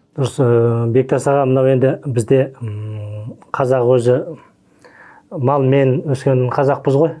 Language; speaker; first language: Kazakh; native; Kazakh